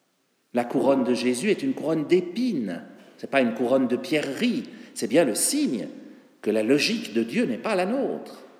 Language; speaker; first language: French; native; French